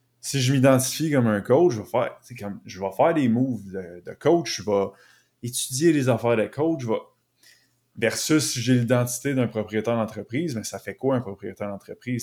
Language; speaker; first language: French; native; French